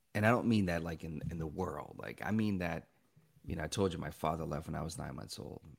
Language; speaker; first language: English; native; English